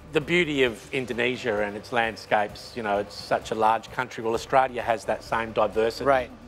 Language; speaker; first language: English; native; English